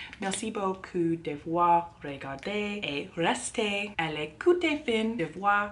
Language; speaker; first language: French; non-native, learner; English